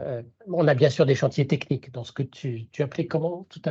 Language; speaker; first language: French; native; French